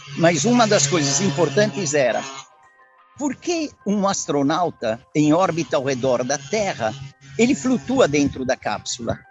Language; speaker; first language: Portuguese; early bilingual, other home language; Italian